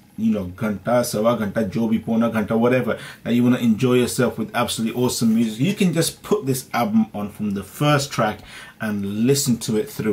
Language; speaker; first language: English; early bilingual, other home language; Urdu